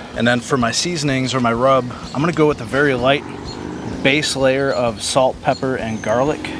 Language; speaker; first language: English; native; English